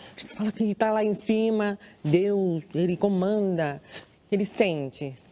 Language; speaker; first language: Portuguese; non-native, local second language; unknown